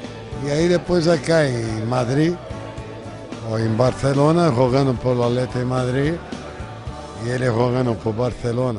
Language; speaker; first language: Spanish; non-native, fluent; Portuguese